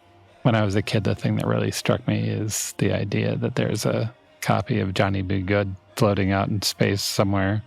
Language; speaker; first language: English; native; English